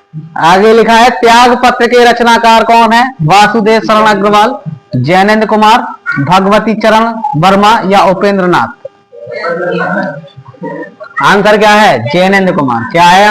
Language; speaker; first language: Hindi; native; Hindi